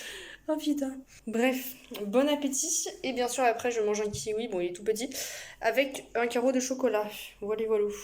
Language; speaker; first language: French; native; French